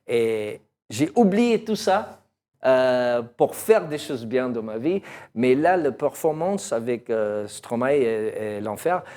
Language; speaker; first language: French; non-native, learner; English